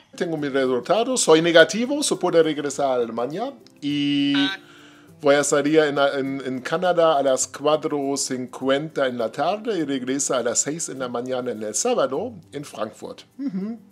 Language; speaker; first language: Spanish; non-native, learner; German